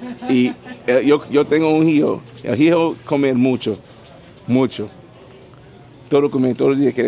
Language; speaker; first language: Spanish; non-native, learner; English